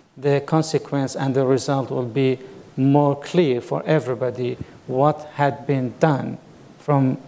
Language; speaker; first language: English; non-native, fluent; Kurdish